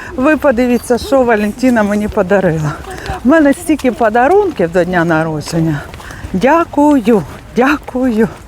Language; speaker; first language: Ukrainian; native; Ukrainian